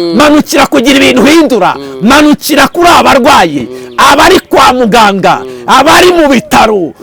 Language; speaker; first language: Kinyarwanda; early bilingual, heritage; Kinyarwanda